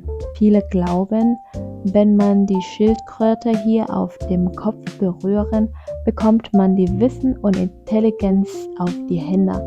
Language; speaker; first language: German; non-native, fluent; Vietnamese